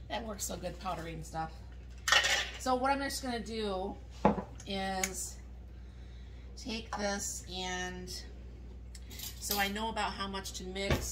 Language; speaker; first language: English; native; English